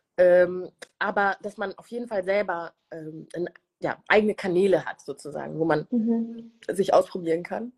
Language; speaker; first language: German; early bilingual, other home language; Kinyarwanda